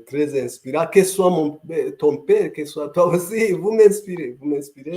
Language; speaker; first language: French; non-native, local second language; Kinyarwanda